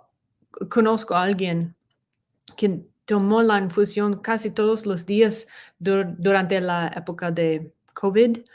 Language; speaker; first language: Spanish; non-native, learner; English